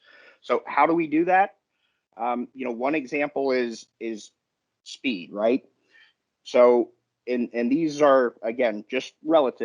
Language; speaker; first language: English; native; English